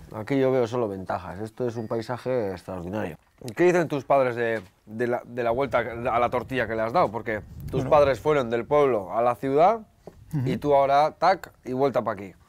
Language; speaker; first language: Spanish; native; Spanish